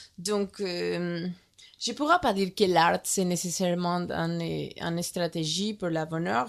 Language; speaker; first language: French; non-native, learner; Spanish